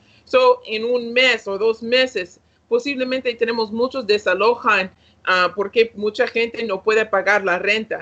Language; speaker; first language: Spanish; non-native, learner; English